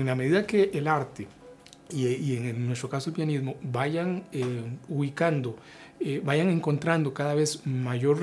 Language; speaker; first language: Spanish; native; Spanish